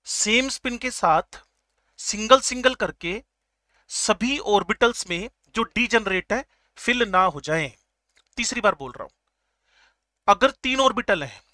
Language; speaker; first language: Hindi; native; Hindi